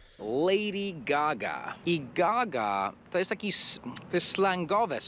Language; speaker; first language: Polish; non-native, fluent; English